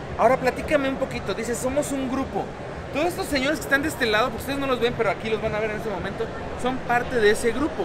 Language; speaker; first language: Spanish; native; Spanish